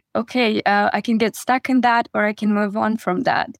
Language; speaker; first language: English; non-native, fluent; Russian